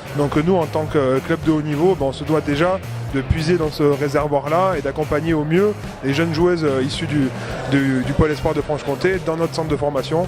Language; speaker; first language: French; native; French